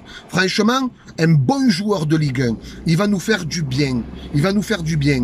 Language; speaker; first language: French; native; French